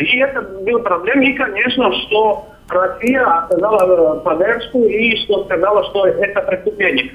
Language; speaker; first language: Russian; non-native, learner; Serbian